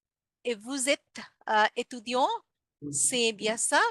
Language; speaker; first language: French; non-native, learner; Bangla